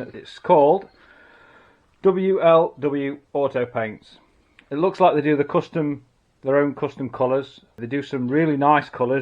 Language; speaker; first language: English; native; English